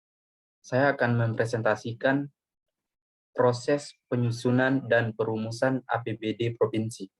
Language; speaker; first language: Indonesian; native; Indonesian